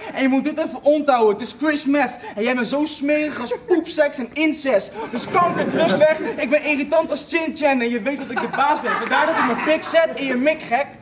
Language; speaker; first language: Dutch; native; Dutch